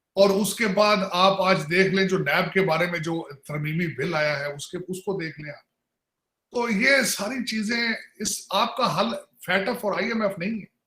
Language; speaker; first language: Urdu; native; Urdu